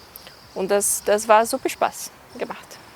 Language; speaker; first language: German; non-native, learner; Portuguese